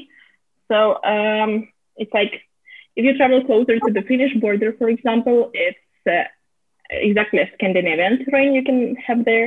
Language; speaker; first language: English; non-native, fluent; Russian